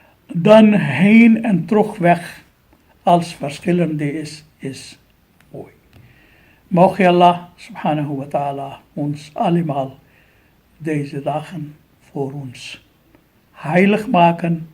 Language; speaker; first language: Dutch; non-native, fluent; Urdu